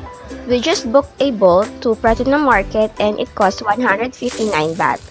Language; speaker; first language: English; non-native, local second language; Filipino